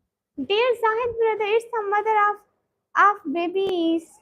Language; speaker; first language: English; non-native, learner; Punjabi